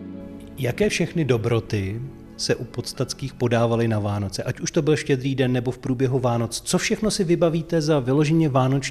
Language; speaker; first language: Czech; native; Czech